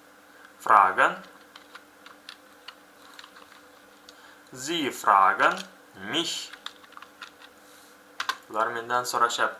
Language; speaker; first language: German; non-native, fluent; Uzbek